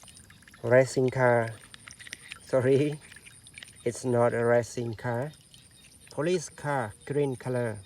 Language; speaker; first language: English; non-native, learner; Indonesian